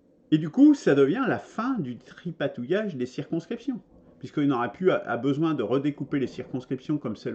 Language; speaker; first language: French; native; French